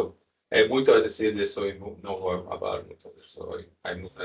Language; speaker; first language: Spanish; non-native, learner; English